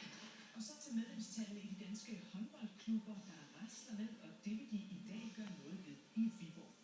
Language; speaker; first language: Danish; native; Danish